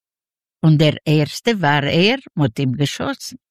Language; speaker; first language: German; non-native, fluent; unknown